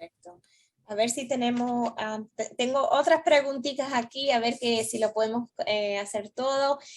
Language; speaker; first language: Spanish; early bilingual, heritage; Spanish